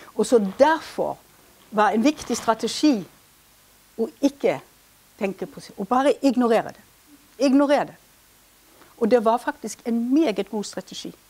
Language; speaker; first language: Norwegian; non-native, fluent; German